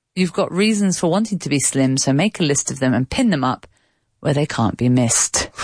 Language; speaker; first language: English; native; English